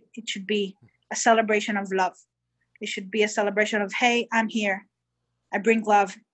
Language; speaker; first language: English; early bilingual, other home language; Hebrew